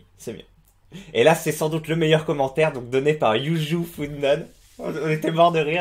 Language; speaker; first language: French; native; French